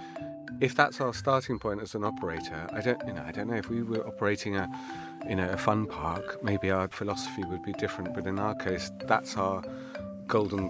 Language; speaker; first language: English; native; English